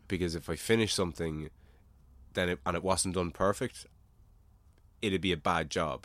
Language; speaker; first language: English; native; English